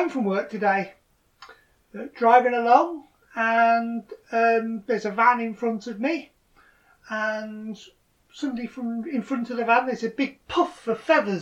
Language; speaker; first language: English; native; English